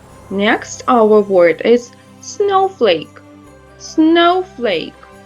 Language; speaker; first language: English; non-native, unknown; Ukrainian